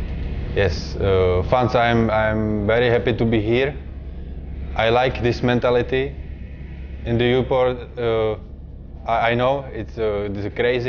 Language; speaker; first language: English; non-native, learner; Czech